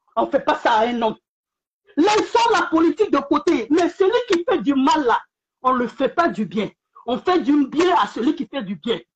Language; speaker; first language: French; non-native, local second language; Bambara